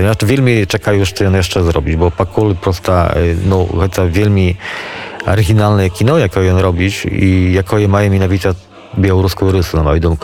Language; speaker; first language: Polish; non-native, local second language; Belarusian